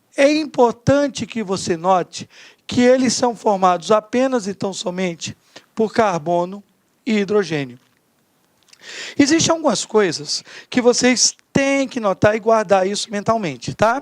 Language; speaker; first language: Portuguese; native; Portuguese